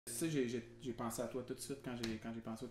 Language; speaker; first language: French; native; French